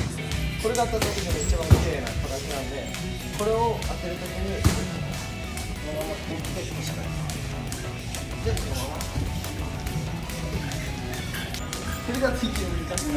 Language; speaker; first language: Japanese; native; Japanese